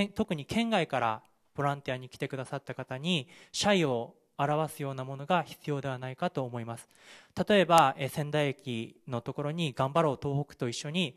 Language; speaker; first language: Japanese; native; Japanese